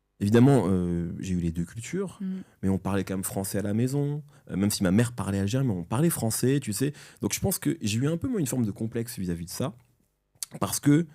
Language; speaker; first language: French; native; French